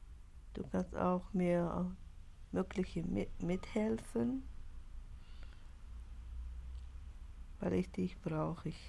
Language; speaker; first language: German; non-native, learner; Russian